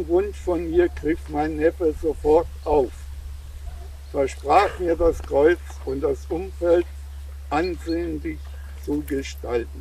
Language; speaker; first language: German; native; German